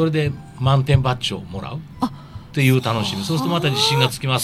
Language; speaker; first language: Japanese; native; Japanese